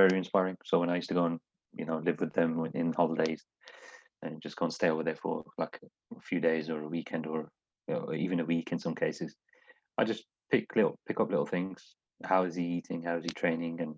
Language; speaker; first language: English; native; English